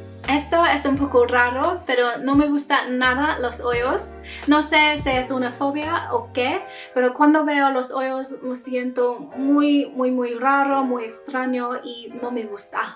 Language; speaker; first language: Spanish; non-native, learner; English